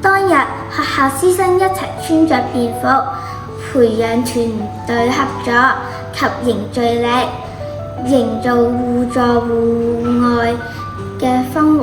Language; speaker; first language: Cantonese; native; Cantonese